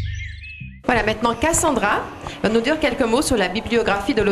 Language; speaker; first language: French; native; French